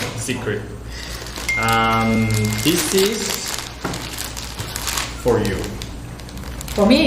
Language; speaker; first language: English; non-native, learner; Korean